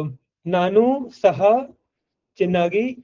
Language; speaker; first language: Kannada; non-native, learner; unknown